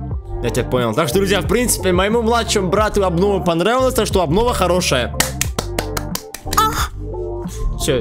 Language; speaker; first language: Russian; native; Russian